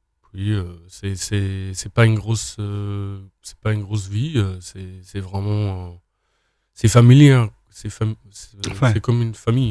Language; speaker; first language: French; non-native, learner; Afrikaans